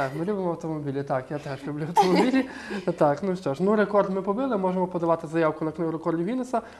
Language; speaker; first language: Ukrainian; native; Ukrainian